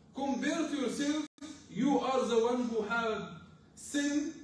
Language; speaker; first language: English; non-native, fluent; Arabic